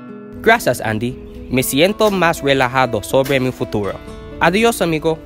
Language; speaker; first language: Spanish; non-native, learner; English